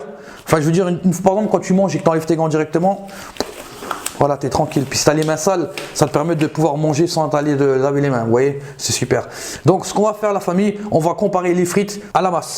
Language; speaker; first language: French; native; French